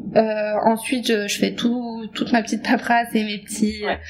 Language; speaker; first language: French; native; French